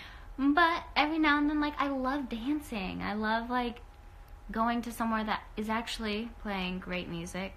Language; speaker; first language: English; native; English